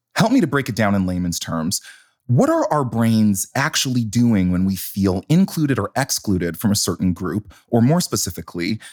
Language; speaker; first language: English; native; English